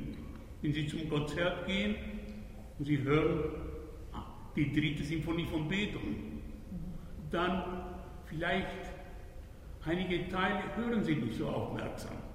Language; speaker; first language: German; non-native, fluent; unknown